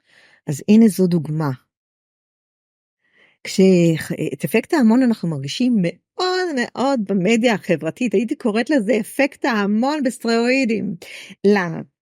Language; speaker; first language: Hebrew; native; Hebrew